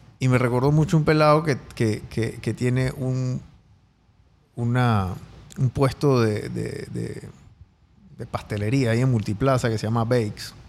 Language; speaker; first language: Spanish; native; Spanish